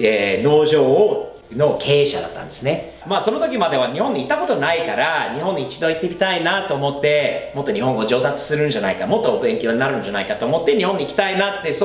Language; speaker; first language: Japanese; non-native, fluent; English